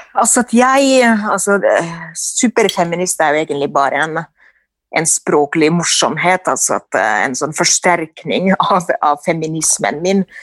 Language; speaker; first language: Norwegian; non-native, fluent; Finnish